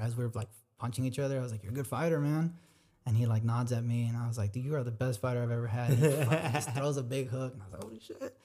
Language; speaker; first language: English; early bilingual, other home language; Spanish